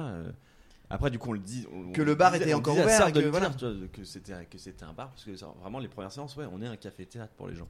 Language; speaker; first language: French; native; French